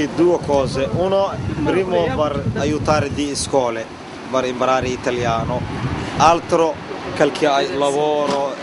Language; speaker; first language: Italian; non-native, learner; Somali